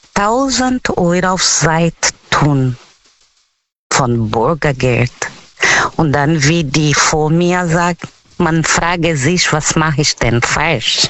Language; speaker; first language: German; non-native, fluent; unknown